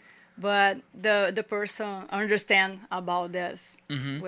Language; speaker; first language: English; non-native, learner; Portuguese